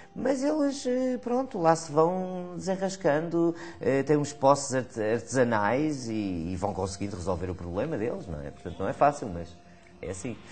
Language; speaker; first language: Portuguese; native; Portuguese